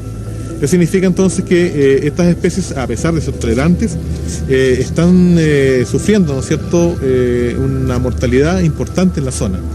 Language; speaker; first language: Spanish; native; Spanish